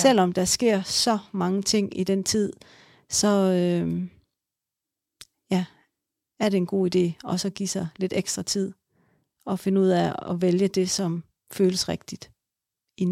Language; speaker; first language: Danish; native; Danish